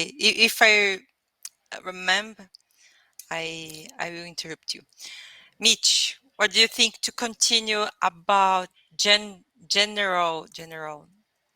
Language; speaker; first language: English; non-native, learner; Portuguese